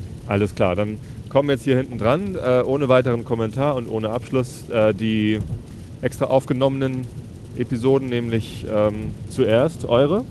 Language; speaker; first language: German; native; German